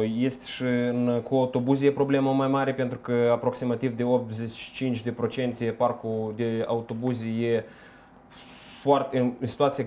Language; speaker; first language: Romanian; non-native, local second language; Russian